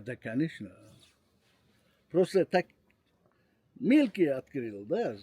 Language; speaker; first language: Russian; non-native, local second language; Uzbek